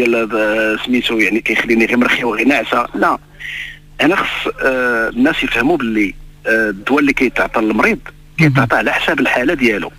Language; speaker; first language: Arabic; native; Arabic